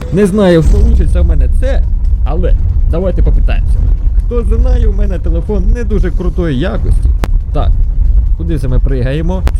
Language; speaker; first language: Ukrainian; non-native, local second language; Russian